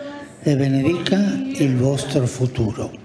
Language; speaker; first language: Italian; non-native, fluent; Spanish